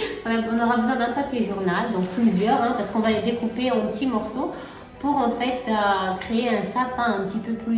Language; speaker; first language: French; native; French